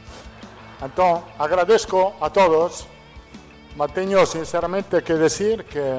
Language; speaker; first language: Portuguese; non-native, fluent; Italian